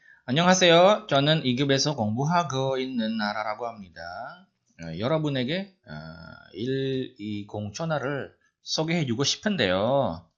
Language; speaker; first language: Korean; non-native, fluent; Indonesian